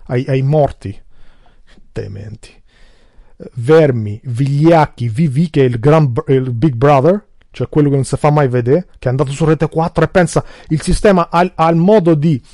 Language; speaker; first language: Italian; early bilingual, other home language; Albanian